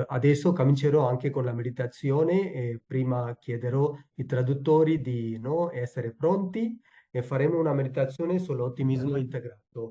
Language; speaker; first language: Italian; non-native, fluent; Tamil